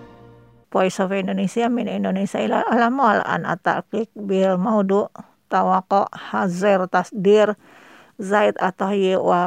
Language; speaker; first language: Arabic; non-native, fluent; Indonesian